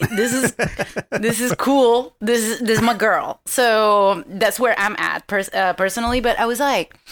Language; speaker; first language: English; non-native, fluent; Spanish